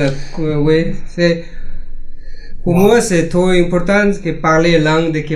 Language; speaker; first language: French; non-native, learner; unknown